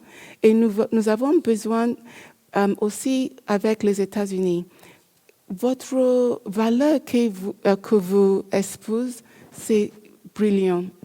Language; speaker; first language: French; non-native, learner; English